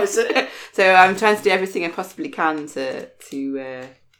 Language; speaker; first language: English; native; English